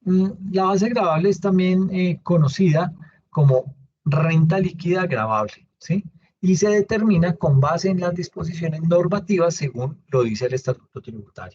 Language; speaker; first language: Spanish; native; Spanish